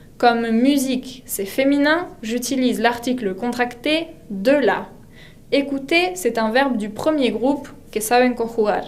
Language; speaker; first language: French; non-native, fluent; Spanish